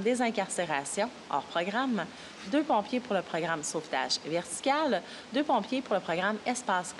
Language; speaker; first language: French; native; French